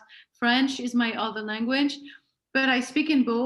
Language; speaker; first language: English; non-native, fluent; French